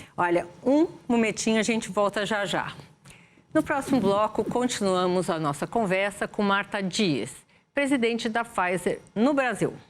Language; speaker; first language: Portuguese; native; Portuguese